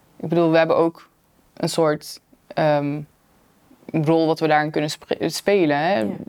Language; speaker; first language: Dutch; early bilingual, other home language; Turkish